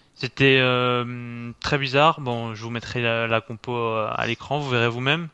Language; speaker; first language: French; native; French